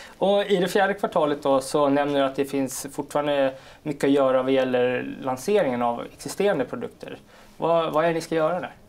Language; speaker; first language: Swedish; native; Swedish